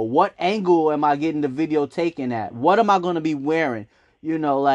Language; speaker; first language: English; native; English